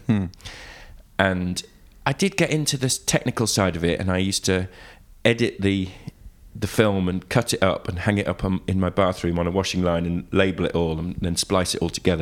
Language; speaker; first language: English; native; English